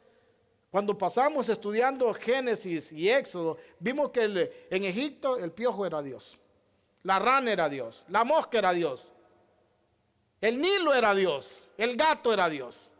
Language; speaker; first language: Spanish; native; Spanish